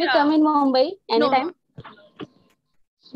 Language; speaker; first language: English; non-native, learner; Hindi